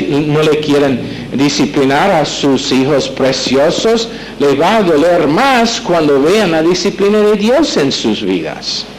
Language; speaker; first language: Spanish; non-native, fluent; English